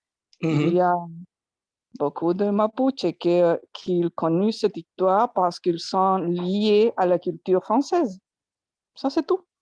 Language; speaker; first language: French; non-native, learner; Spanish